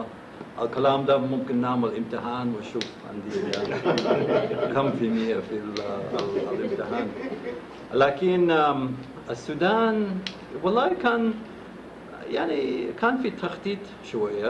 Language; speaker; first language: Arabic; non-native, fluent; English